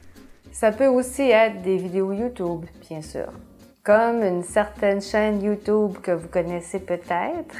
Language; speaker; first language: French; native; French